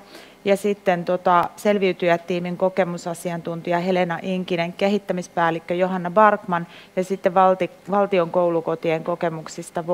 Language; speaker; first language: Finnish; native; Finnish